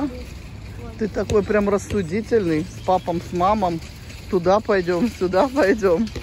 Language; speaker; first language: Russian; native; Russian